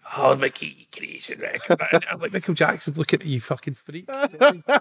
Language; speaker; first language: English; native; English